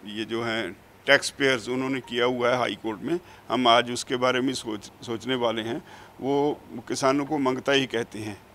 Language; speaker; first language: Hindi; non-native, local second language; Punjabi